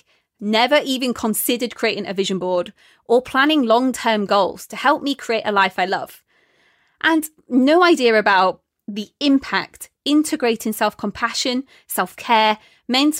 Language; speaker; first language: English; native; English